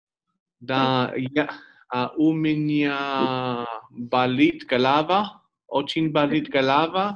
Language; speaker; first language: Russian; non-native, learner; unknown